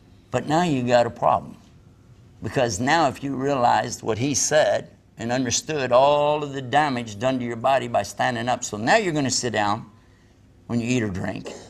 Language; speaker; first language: English; native; English